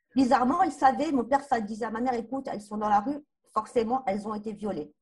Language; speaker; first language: French; native; French